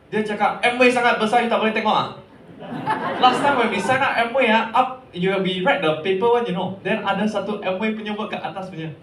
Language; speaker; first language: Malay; non-native, local second language; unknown